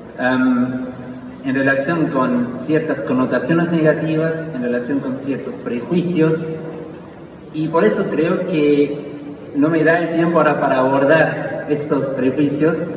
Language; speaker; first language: Spanish; non-native, fluent; German